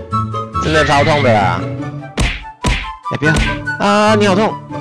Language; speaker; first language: Chinese; native; Chinese